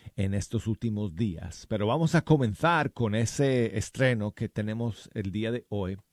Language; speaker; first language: Spanish; non-native, fluent; English